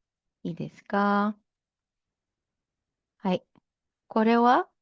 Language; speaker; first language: Japanese; non-native, fluent; Filipino